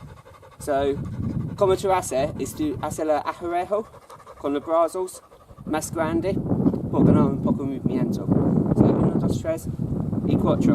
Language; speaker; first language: Spanish; non-native, learner; English